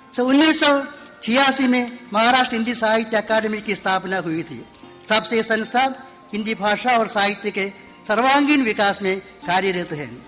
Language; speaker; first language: Hindi; non-native, local second language; Malayalam